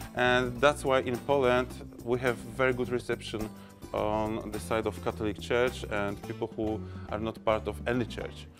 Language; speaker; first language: English; non-native, fluent; Polish